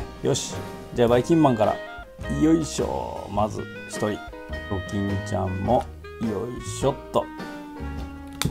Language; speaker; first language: Japanese; native; Japanese